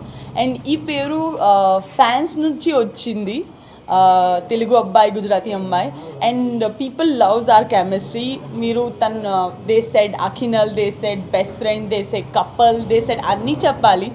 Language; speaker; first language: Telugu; non-native, learner; Gujarati